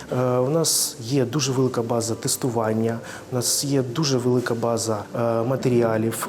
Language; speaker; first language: Ukrainian; non-native, local second language; Russian